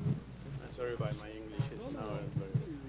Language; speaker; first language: English; non-native, learner; Spanish